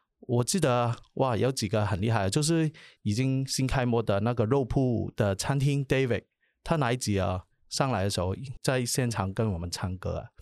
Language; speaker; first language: Chinese; non-native, local second language; Cantonese